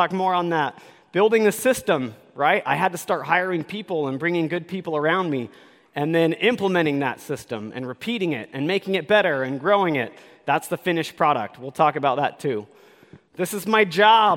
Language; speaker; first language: English; native; English